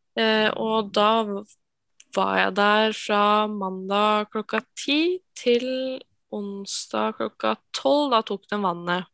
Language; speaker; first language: Norwegian; native; Norwegian